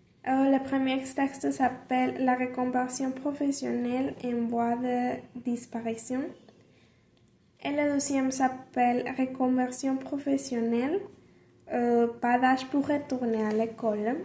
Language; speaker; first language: French; non-native, learner; Spanish